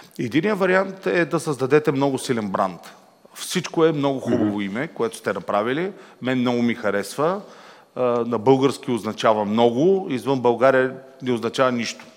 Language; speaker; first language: Bulgarian; native; Bulgarian